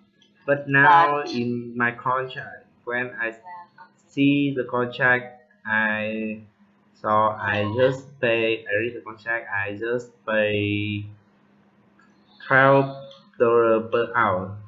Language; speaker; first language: English; non-native, learner; Vietnamese